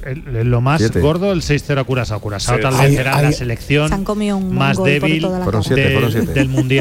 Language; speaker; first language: Spanish; native; Spanish